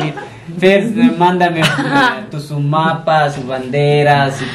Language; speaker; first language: Spanish; non-native, learner; Punjabi